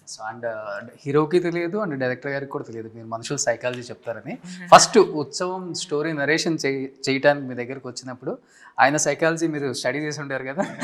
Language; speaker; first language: Telugu; native; Telugu